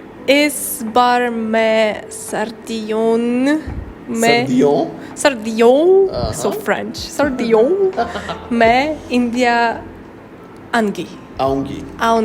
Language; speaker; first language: Hindi; non-native, learner; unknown